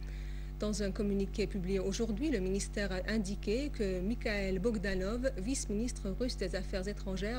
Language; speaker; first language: French; non-native, fluent; Arabic